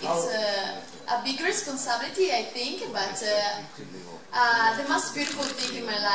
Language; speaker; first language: English; non-native, local second language; Italian